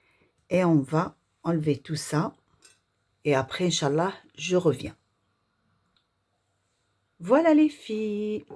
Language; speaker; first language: French; non-native, local second language; Arabic